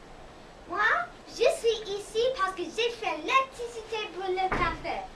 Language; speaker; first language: French; non-native, learner; English